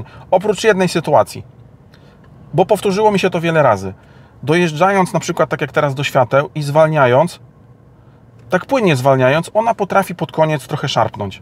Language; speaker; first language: Polish; native; Polish